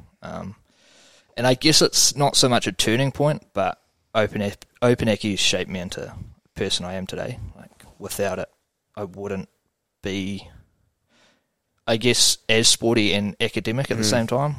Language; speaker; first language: English; native; English